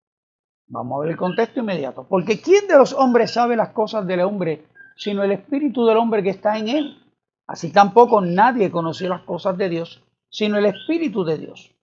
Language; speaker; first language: Spanish; native; Spanish